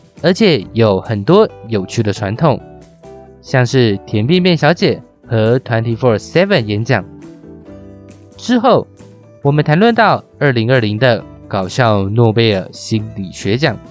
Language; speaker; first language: Chinese; native; Chinese